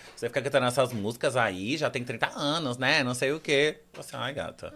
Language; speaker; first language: Portuguese; native; Portuguese